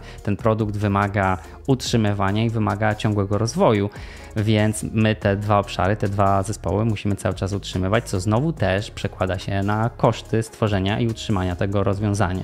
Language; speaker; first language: Polish; native; Polish